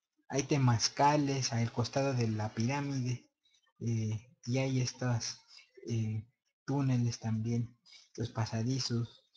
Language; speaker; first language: Spanish; native; Spanish